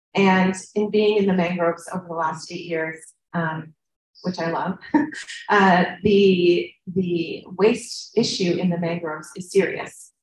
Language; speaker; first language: English; native; English